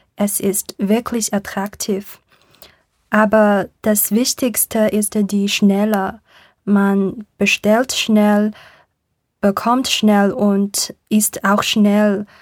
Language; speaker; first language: German; non-native, learner; Chinese